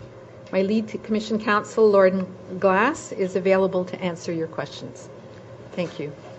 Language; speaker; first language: English; native; English